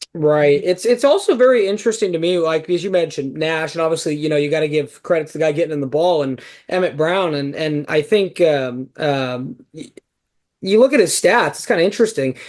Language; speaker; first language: English; native; English